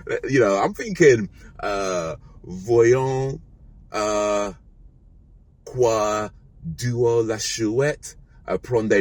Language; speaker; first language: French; non-native, learner; English